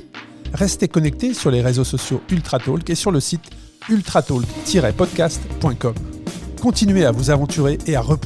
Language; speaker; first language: French; native; French